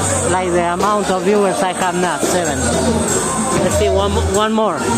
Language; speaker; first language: English; non-native, fluent; Spanish